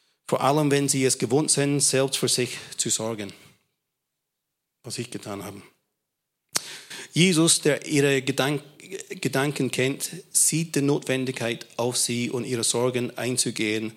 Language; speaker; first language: German; non-native, fluent; English